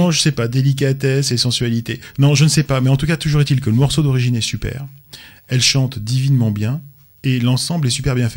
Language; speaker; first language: French; native; French